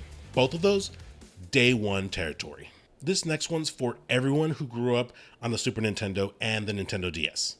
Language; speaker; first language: English; native; English